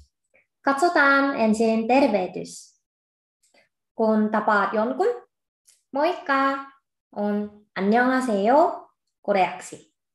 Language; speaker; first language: Finnish; non-native, fluent; Korean